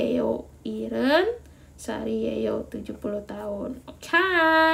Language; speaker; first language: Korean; non-native, learner; Indonesian